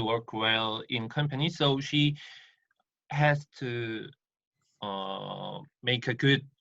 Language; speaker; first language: English; non-native, learner; Korean